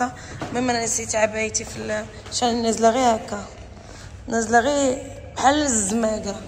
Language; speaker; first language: Arabic; native; Arabic